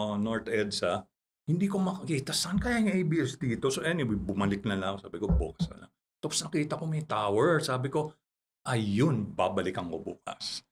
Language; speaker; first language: Filipino; non-native, local second language; Chavacano